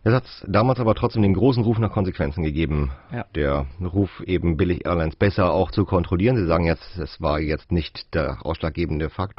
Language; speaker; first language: German; native; German